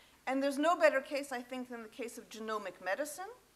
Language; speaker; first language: English; native; English